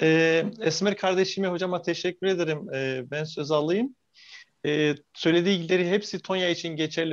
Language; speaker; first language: Turkish; native; Turkish